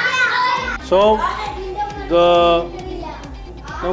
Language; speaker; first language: Malayalam; non-native, learner; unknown